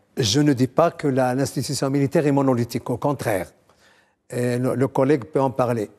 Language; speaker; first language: French; non-native, local second language; Arabic